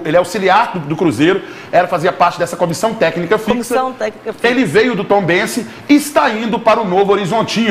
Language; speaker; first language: Portuguese; native; Portuguese